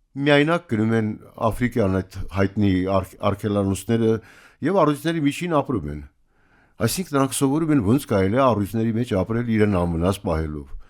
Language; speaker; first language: Armenian; native; Armenian